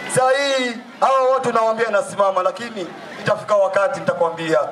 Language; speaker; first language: Swahili; native; Swahili